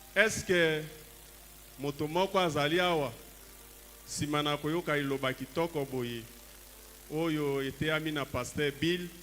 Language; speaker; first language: Lingala; native; Lingala